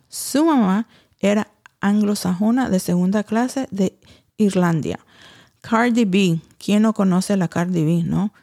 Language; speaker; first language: Spanish; early bilingual, heritage; Spanish